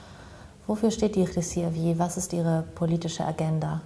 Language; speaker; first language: German; native; German